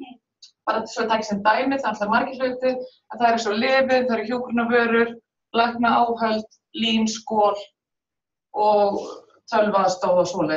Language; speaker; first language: Icelandic; native; Icelandic